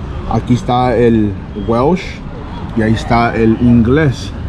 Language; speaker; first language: Spanish; early bilingual, heritage; Spanish